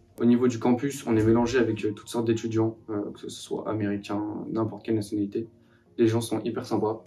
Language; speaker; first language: French; native; French